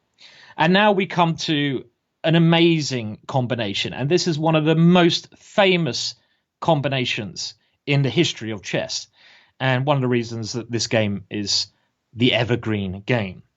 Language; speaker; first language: English; native; English